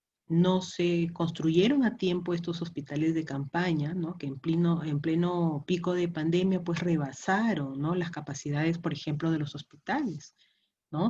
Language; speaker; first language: Spanish; native; Spanish